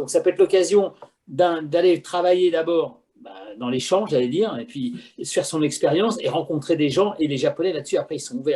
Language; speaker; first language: French; native; French